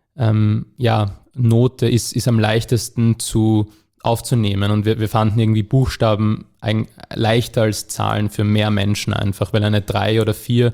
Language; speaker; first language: German; native; German